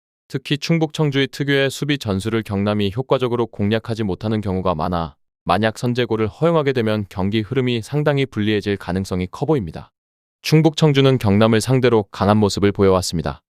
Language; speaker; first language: Korean; native; Korean